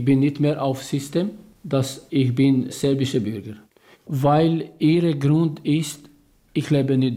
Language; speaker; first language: German; non-native, learner; Albanian